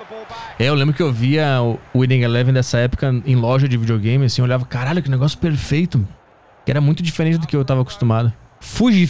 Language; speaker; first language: Portuguese; native; Portuguese